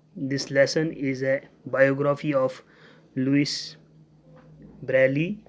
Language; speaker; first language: English; non-native, local second language; Urdu